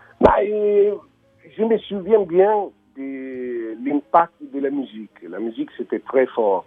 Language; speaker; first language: French; non-native, learner; Italian